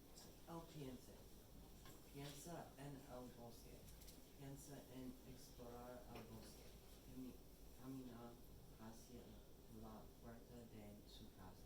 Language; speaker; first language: Spanish; non-native, learner; English